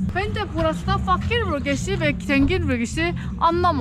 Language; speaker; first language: Turkish; non-native, learner; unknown